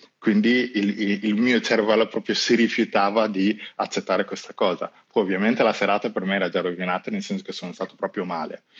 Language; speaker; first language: Italian; early bilingual, other home language; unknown